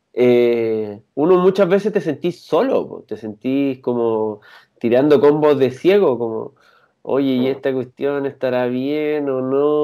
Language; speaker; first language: Spanish; native; Spanish